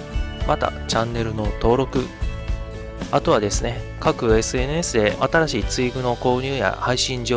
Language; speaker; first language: Japanese; native; Japanese